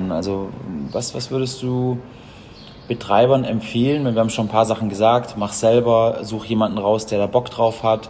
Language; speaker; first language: German; native; German